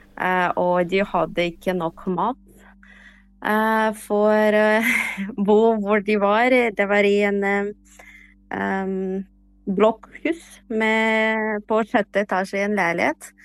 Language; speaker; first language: Norwegian; non-native, fluent; Ukrainian